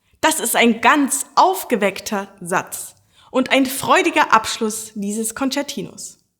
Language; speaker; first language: German; native; German